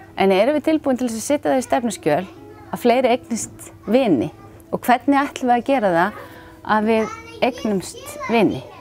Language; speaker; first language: Icelandic; native; Icelandic